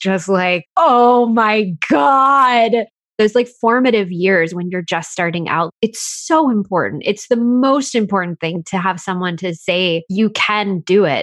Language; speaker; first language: English; native; English